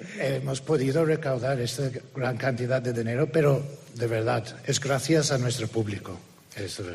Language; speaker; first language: Spanish; non-native, fluent; English